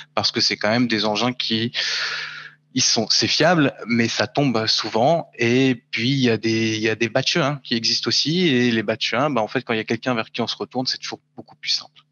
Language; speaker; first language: French; native; French